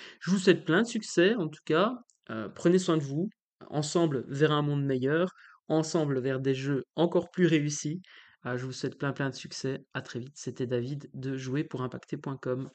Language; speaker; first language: French; native; French